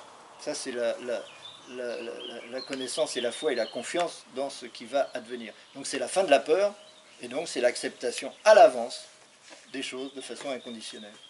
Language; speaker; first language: French; native; French